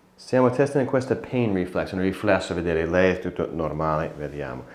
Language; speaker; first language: Italian; non-native, learner; English